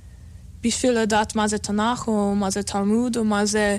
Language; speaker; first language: Hebrew; non-native, learner; English